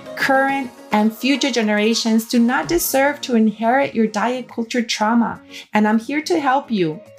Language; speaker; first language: English; early bilingual, other home language; Spanish